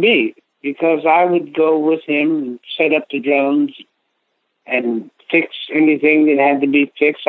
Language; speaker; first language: English; native; English